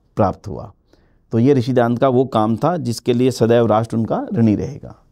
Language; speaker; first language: Hindi; native; Hindi